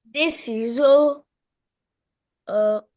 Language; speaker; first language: French; non-native, learner; Arabic